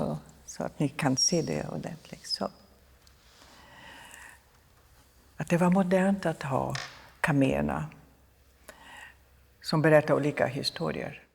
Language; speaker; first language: Swedish; non-native, fluent; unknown